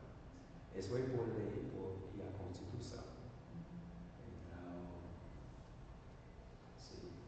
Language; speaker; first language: Portuguese; non-native, learner; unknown